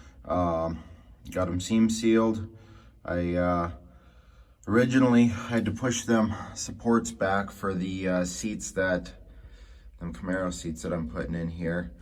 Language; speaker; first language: English; native; English